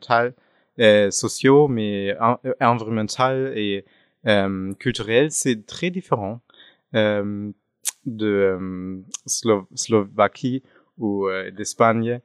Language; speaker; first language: French; non-native, fluent; German